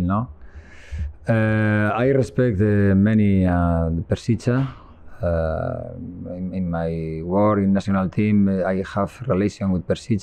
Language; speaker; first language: English; non-native, learner; Spanish